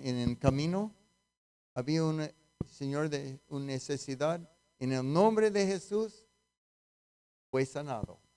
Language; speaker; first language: Spanish; non-native, fluent; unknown